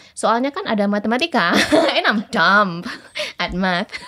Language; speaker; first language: Indonesian; native; Indonesian